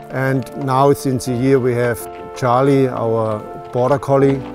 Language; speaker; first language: English; non-native, fluent; German